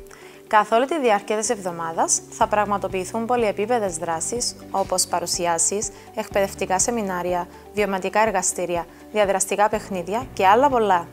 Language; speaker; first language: Greek; native; Greek